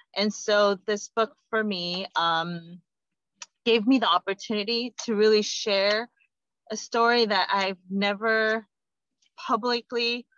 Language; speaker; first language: English; non-native, fluent; Korean